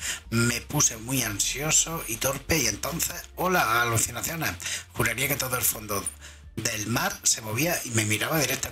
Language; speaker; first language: Spanish; native; Spanish